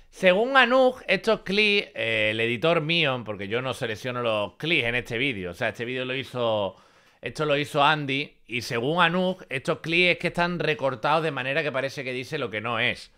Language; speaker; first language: Spanish; native; Spanish